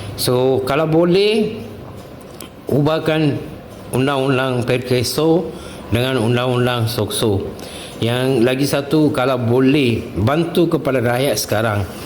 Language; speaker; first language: Malay; non-native, local second language; Tamil